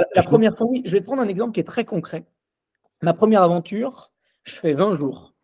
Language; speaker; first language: French; native; French